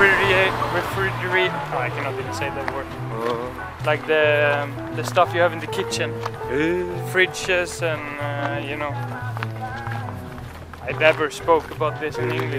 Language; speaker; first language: English; non-native, fluent; Swedish